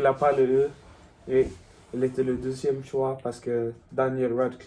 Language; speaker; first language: French; non-native, learner; Swedish